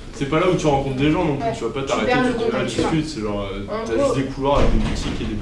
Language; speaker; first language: French; native; French